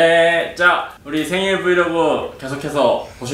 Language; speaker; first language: Korean; native; Korean